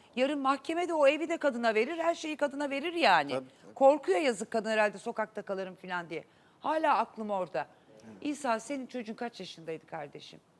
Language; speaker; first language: Turkish; native; Turkish